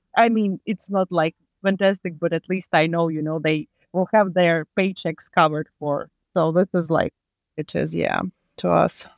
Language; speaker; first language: English; non-native, fluent; Latvian